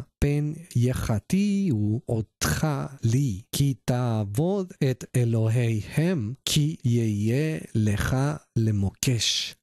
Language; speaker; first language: Hebrew; non-native, learner; Spanish